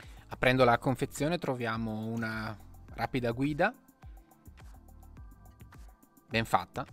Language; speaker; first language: Italian; native; Italian